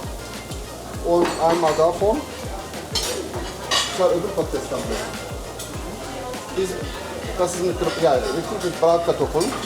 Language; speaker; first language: German; early bilingual, other home language; Turkish